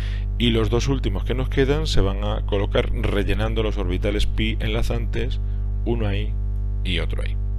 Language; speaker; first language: Spanish; native; Spanish